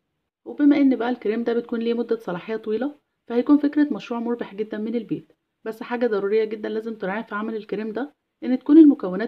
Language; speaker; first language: Arabic; native; Arabic